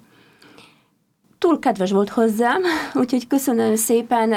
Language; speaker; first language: Hungarian; non-native, fluent; Polish